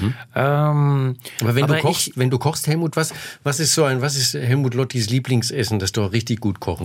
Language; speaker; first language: German; native; German